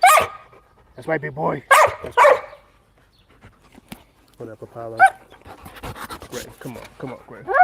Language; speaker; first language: English; native; English